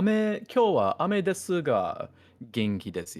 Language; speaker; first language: Japanese; non-native, learner; English